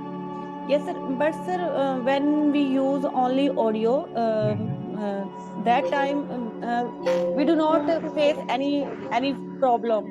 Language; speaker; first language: English; non-native, learner; Punjabi